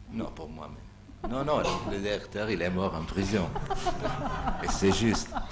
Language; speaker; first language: French; non-native, fluent; Portuguese